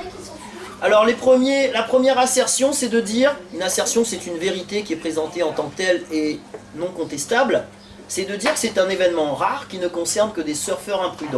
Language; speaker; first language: French; native; French